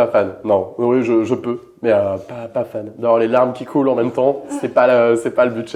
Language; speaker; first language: French; native; French